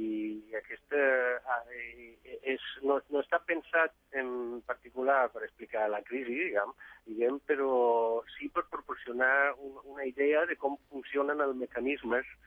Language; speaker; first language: Catalan; non-native, fluent; Italian